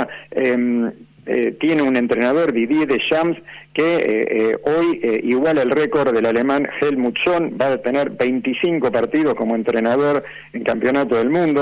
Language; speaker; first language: Spanish; native; Spanish